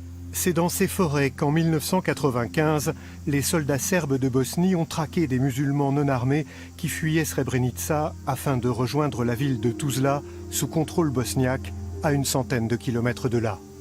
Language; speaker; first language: French; native; French